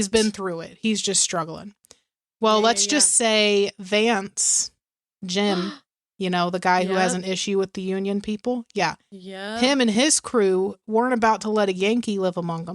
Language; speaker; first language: English; native; English